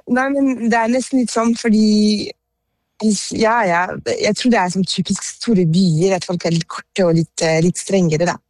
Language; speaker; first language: Norwegian; non-native, fluent; French